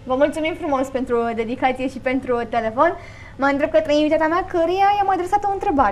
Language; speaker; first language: Romanian; native; Romanian